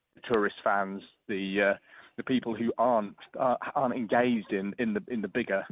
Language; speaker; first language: English; native; English